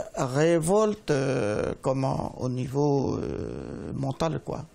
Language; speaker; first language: French; native; French